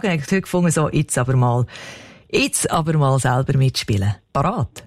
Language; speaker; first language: German; native; German